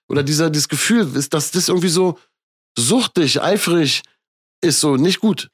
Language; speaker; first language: German; native; German